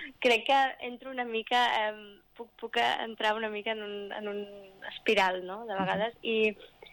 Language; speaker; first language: Catalan; non-native, local second language; English